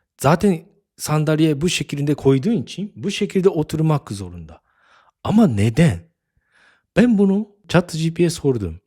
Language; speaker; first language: Turkish; non-native, fluent; Japanese